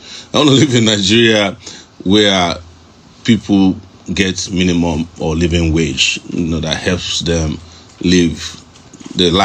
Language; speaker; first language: English; non-native, local second language; Yoruba